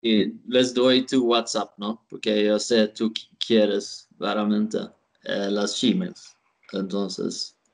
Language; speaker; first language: Spanish; non-native, learner; Swedish